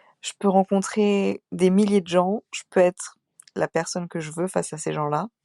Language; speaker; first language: French; native; French